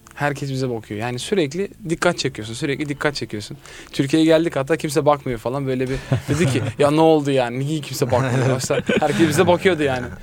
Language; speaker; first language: Turkish; native; Turkish